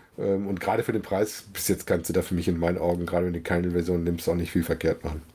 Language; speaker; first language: German; native; German